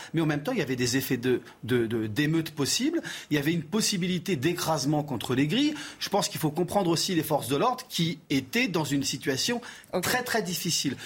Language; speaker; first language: French; early bilingual, other home language; Portuguese